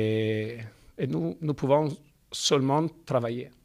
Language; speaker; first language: French; non-native, fluent; Italian